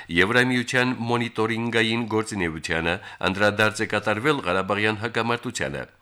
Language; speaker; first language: Armenian; native; Armenian